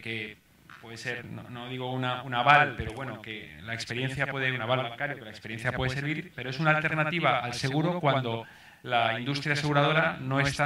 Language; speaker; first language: Spanish; native; Spanish